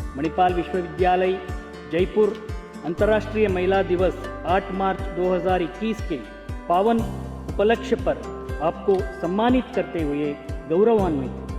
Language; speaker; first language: Hindi; non-native, local second language; Kannada